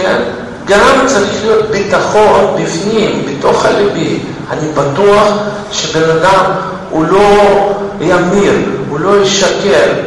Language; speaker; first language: Hebrew; non-native, fluent; Russian